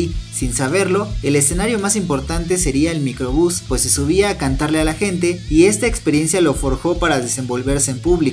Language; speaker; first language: Spanish; native; Spanish